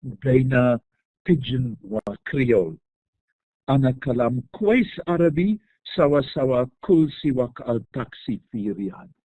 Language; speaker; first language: Arabic; non-native, learner; English